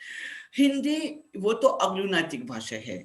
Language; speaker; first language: Hindi; non-native, fluent; Russian